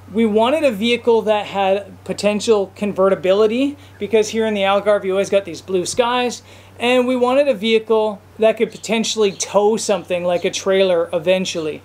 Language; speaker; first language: English; native; English